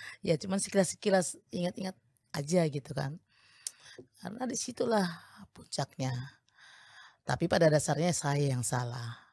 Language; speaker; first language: Indonesian; native; Indonesian